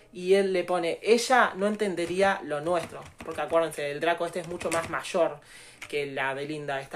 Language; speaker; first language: Spanish; native; Spanish